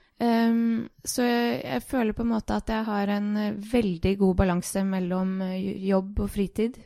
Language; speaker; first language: Norwegian; early bilingual, other home language; Bosnian